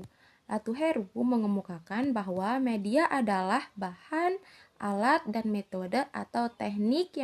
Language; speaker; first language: Indonesian; native; Indonesian